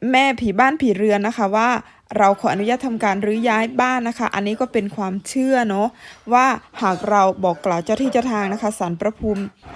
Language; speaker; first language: Thai; native; Thai